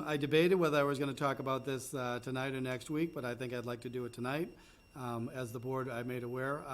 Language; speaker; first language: English; native; English